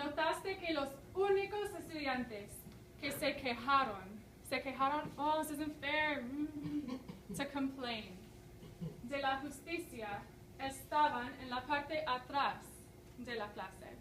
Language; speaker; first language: Spanish; non-native, fluent; English